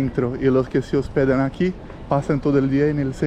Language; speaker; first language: Spanish; non-native, fluent; Portuguese